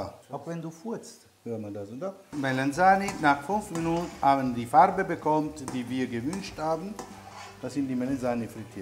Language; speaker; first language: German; non-native, learner; Italian